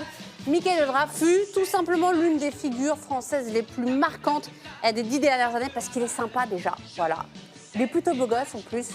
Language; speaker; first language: French; native; French